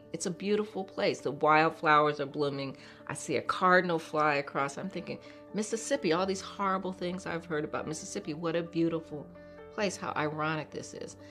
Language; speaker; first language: English; native; English